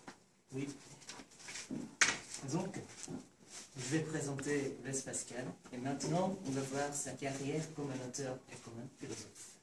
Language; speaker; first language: French; non-native, learner; Korean